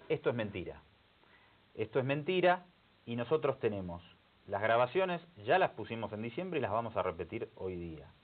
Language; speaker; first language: Spanish; native; Spanish